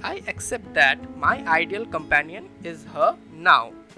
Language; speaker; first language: English; non-native, local second language; Bangla